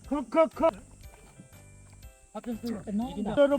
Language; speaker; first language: Korean; non-native, learner; Cebuano